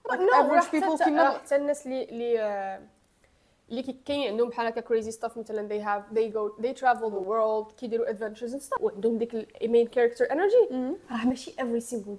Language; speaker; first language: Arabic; native; Arabic